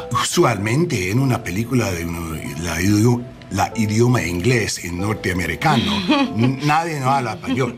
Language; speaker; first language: Spanish; non-native, learner; English